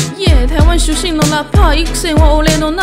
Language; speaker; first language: Japanese; non-native, learner; Chinese